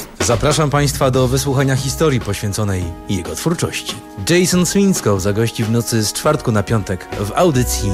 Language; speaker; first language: Polish; native; Polish